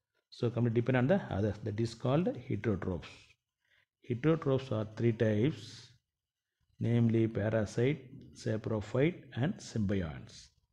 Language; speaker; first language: English; non-native, local second language; Tamil